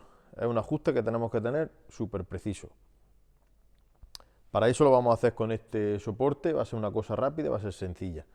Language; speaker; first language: Spanish; native; Spanish